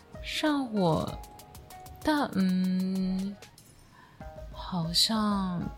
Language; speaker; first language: Chinese; non-native, learner; Japanese